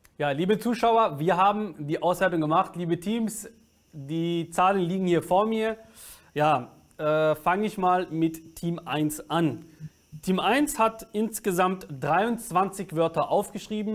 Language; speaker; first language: German; native; German